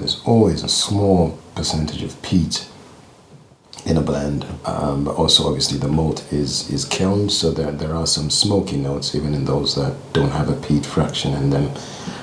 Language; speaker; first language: English; non-native, local second language; Ganda